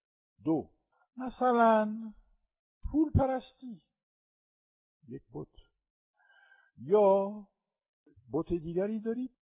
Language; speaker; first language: Persian; non-native, fluent; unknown